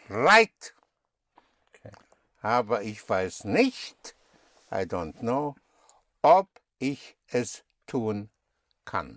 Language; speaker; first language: German; non-native, fluent; English